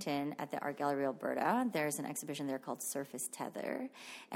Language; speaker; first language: English; non-native, fluent; Filipino